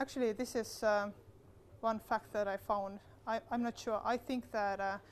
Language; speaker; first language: English; non-native, fluent; Estonian